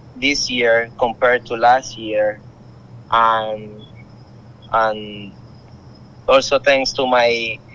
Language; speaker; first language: English; non-native, learner; Spanish